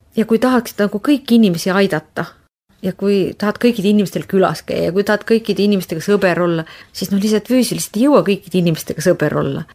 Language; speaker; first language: Estonian; native; Estonian